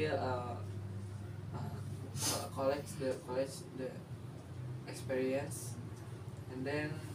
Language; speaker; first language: English; non-native, learner; Indonesian